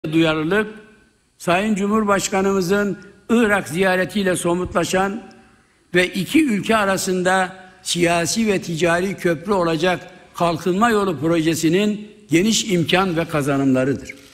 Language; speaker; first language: Turkish; native; Turkish